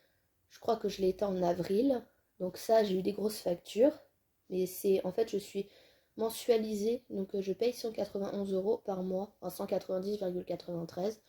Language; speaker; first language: French; native; French